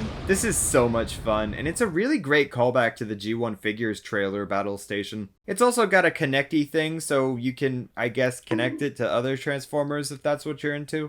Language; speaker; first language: English; native; English